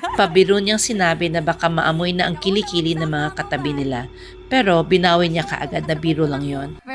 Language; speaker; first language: Filipino; native; Filipino